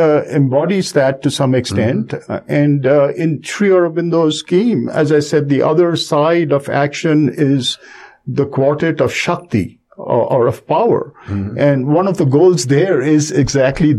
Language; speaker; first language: English; non-native, local second language; Bangla